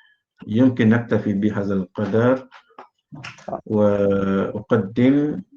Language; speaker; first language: Arabic; non-native, fluent; Malay